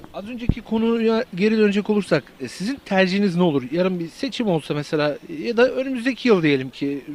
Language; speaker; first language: Turkish; native; Turkish